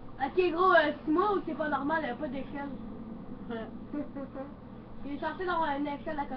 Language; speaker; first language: French; native; French